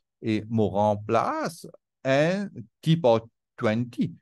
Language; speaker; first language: French; non-native, local second language; Morisyen